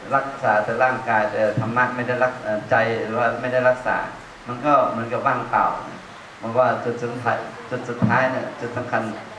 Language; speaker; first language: Thai; non-native, fluent; Chinese